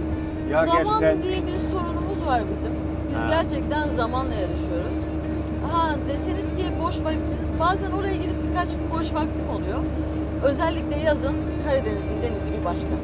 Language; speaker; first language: Turkish; native; Turkish